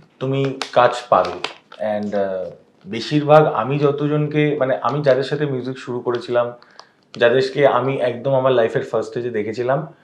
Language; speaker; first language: Bangla; native; Bangla